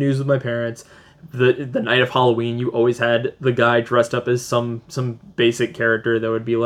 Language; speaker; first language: English; native; English